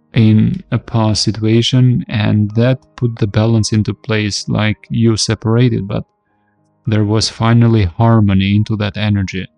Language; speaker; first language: English; non-native, fluent; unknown